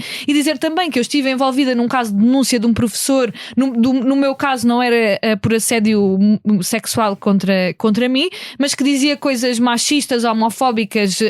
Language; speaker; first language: Portuguese; native; Portuguese